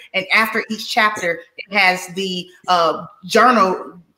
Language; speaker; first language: English; native; English